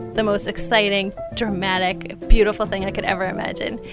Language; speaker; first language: Indonesian; non-native, fluent; English